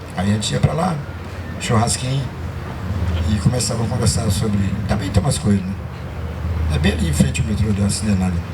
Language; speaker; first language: Portuguese; non-native, local second language; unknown